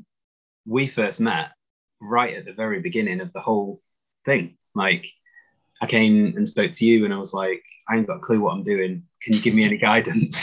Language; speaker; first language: English; native; English